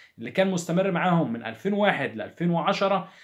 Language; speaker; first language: Arabic; native; Arabic